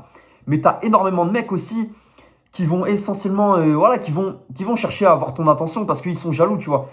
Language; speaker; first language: French; native; French